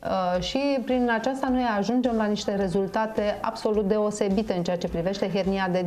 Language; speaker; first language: Romanian; native; Romanian